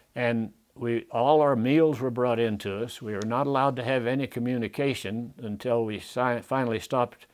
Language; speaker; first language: English; native; English